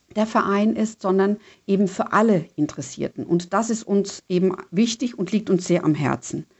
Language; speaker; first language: German; native; German